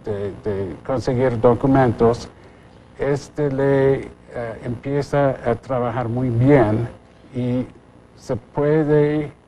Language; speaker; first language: Spanish; non-native, fluent; English